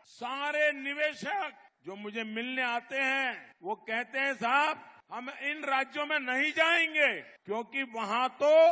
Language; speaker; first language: Hindi; non-native, local second language; Gujarati